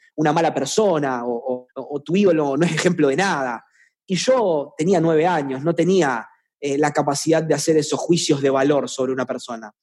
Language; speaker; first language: Spanish; native; Spanish